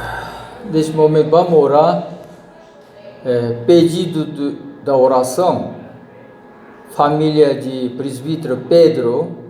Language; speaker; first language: Portuguese; non-native, learner; Korean